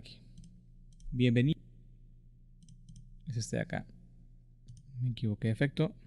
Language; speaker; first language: Spanish; native; Spanish